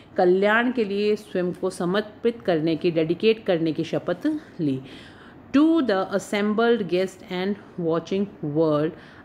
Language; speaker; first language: Hindi; native; Hindi